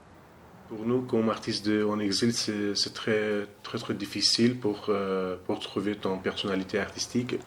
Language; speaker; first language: French; non-native, learner; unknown